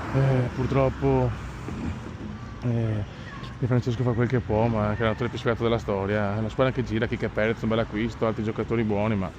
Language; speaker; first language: Italian; native; Italian